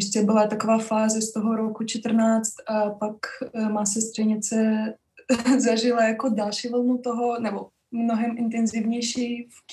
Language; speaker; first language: Czech; non-native, fluent; Russian